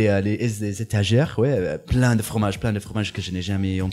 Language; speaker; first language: French; non-native, fluent; English